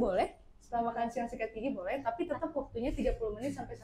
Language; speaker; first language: Indonesian; native; Indonesian